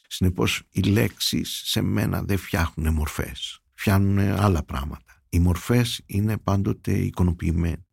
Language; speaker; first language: Greek; early bilingual, heritage; Greek